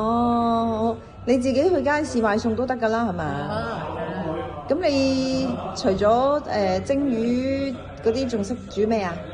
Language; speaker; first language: Cantonese; native; Cantonese